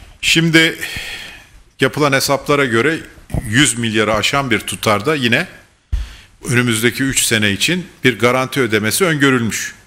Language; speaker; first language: Turkish; native; Turkish